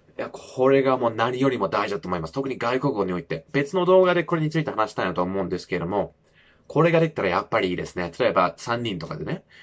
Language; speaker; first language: Japanese; non-native, fluent; English